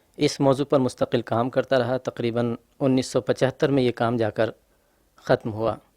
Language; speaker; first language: Urdu; native; Urdu